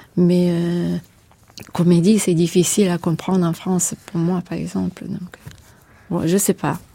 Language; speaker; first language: French; non-native, fluent; Japanese